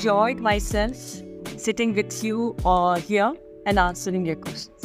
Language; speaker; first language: English; non-native, local second language; Kannada